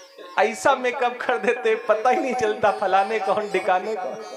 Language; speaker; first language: Hindi; native; Hindi